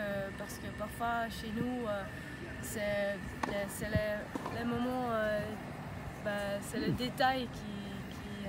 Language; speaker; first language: French; non-native, learner; Dutch